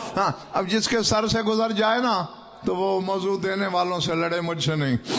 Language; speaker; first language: Urdu; non-native, local second language; Saraiki